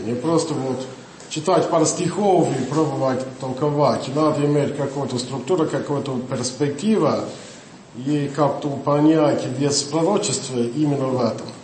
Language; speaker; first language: Russian; non-native, learner; English